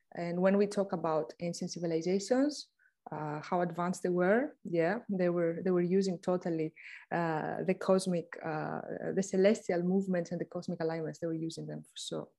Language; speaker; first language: English; non-native, fluent; Greek